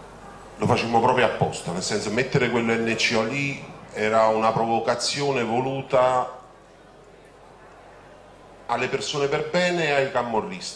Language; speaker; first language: Italian; native; Italian